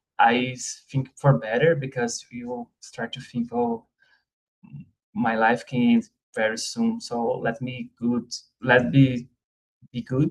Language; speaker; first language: English; non-native, fluent; Portuguese